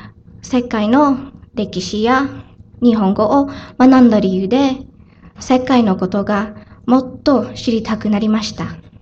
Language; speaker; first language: Japanese; non-native, learner; Filipino